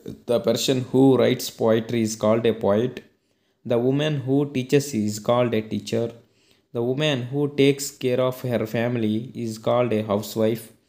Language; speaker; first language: English; non-native, local second language; Telugu